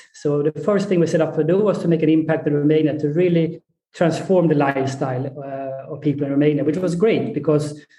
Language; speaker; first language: English; non-native, fluent; Swedish